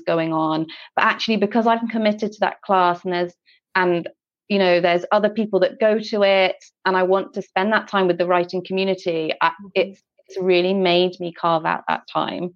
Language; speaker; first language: English; native; English